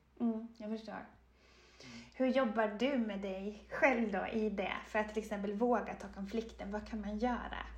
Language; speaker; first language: Swedish; native; Swedish